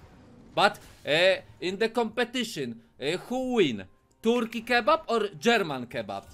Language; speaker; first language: English; non-native, learner; Polish